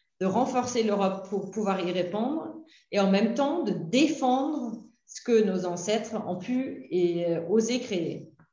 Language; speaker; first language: French; non-native, fluent; German